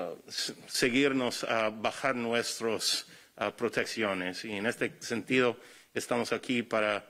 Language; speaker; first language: Spanish; non-native, fluent; English